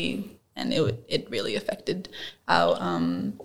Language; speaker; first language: English; non-native, local second language; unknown